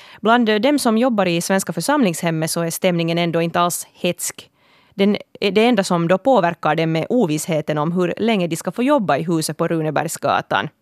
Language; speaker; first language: Swedish; native; Swedish